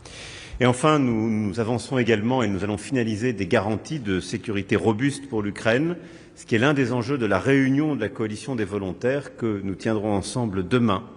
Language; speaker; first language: French; native; French